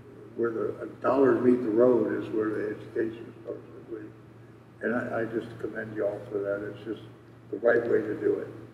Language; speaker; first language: English; native; English